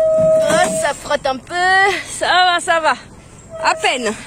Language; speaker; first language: French; native; French